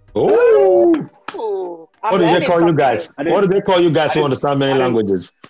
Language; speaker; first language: English; non-native, local second language; Nigerian Pidgin